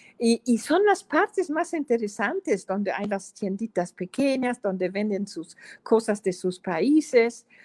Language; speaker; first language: Spanish; non-native, fluent; German